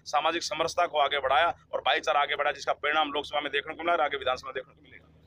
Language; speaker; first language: Hindi; native; Hindi